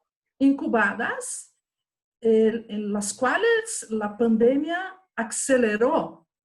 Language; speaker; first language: Spanish; non-native, fluent; Portuguese